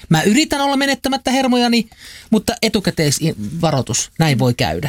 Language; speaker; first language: Finnish; native; Finnish